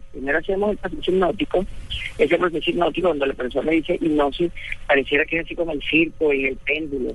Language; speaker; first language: Spanish; native; Spanish